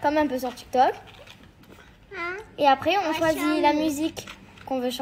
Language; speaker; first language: French; native; French